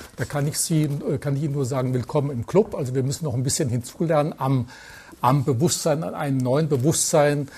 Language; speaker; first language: German; native; German